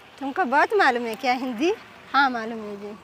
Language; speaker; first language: Hindi; non-native, learner; Oromo